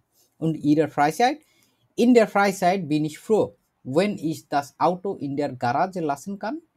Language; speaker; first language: German; non-native, learner; Bangla